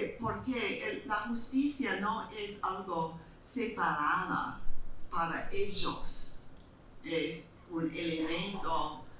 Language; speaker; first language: Spanish; non-native, fluent; English